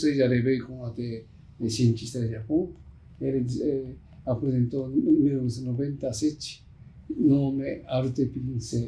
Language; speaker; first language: Portuguese; non-native, learner; Japanese